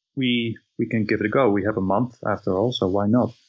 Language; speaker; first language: English; non-native, fluent; Dutch